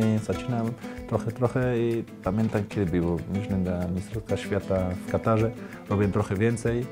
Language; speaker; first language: Polish; non-native, learner; Spanish